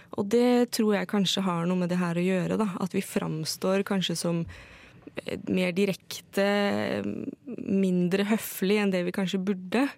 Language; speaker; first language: Norwegian; native; Norwegian